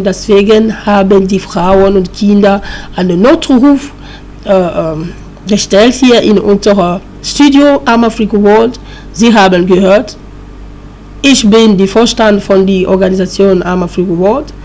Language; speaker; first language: German; non-native, learner; French